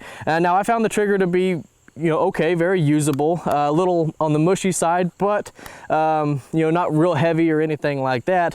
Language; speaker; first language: English; native; English